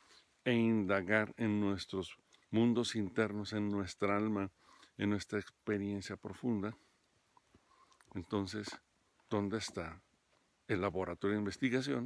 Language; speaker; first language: Spanish; native; Spanish